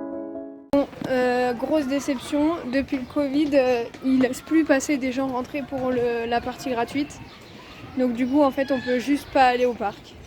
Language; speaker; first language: French; native; French